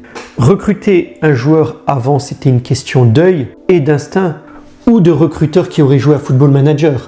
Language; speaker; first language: French; native; French